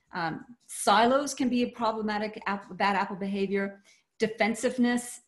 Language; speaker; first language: English; native; English